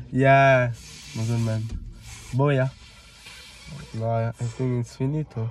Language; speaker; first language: English; non-native, learner; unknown